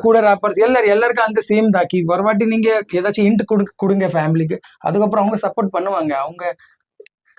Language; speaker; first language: Tamil; early bilingual, heritage; Tamil